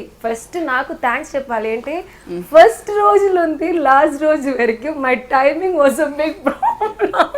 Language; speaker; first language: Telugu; non-native, learner; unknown